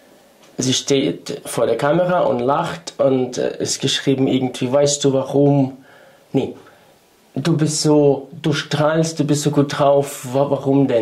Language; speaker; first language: German; non-native, fluent; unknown